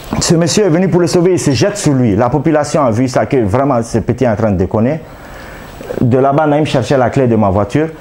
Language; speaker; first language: French; non-native, local second language; Arabic